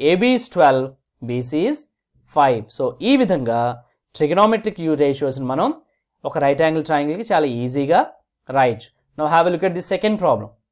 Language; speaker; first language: English; non-native, local second language; Telugu